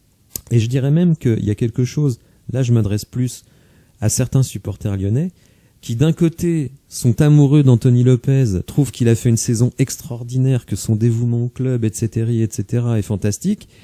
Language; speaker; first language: French; native; French